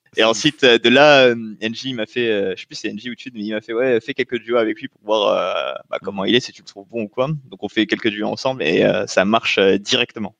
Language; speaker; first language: French; native; French